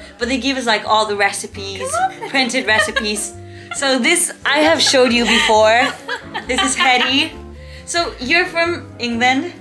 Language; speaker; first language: English; non-native, fluent; Spanish